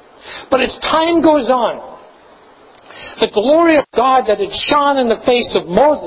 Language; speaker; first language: English; native; English